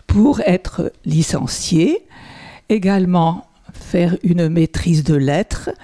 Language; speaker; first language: French; native; French